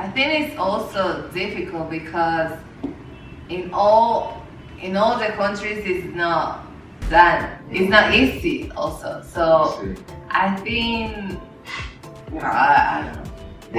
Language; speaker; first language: English; non-native, learner; Spanish